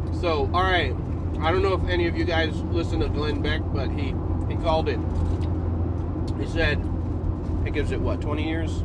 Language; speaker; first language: English; native; English